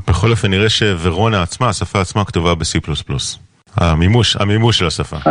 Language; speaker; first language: Hebrew; native; Hebrew